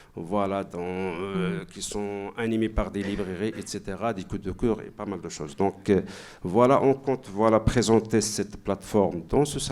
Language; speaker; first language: French; non-native, local second language; Arabic